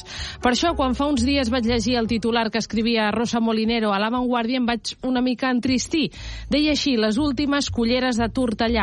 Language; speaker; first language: Catalan; native; Catalan